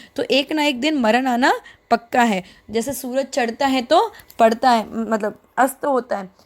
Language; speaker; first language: Hindi; non-native, local second language; Gujarati